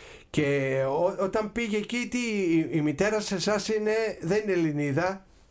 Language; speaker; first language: Greek; native; Greek